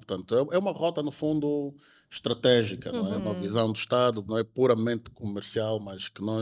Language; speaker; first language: Portuguese; native; Portuguese